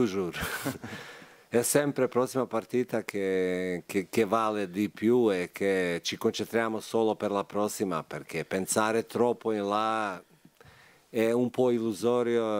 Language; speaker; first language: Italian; non-native, fluent; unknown